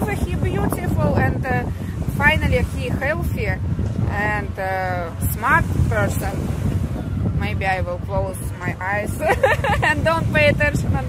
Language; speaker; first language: English; non-native, learner; Russian